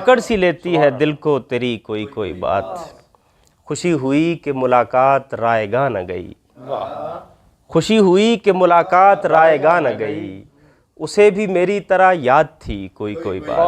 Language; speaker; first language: Urdu; native; Urdu